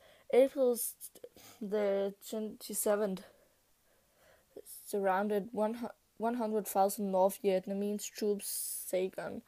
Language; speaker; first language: English; non-native, learner; Danish